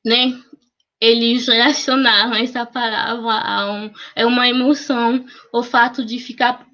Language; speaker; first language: Portuguese; non-native, fluent; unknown